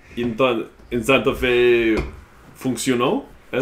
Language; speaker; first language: Spanish; non-native, fluent; English